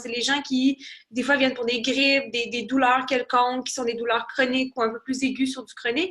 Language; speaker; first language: French; native; French